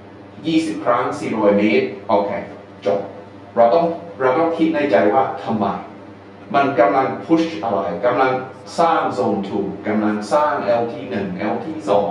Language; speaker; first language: Thai; non-native, fluent; English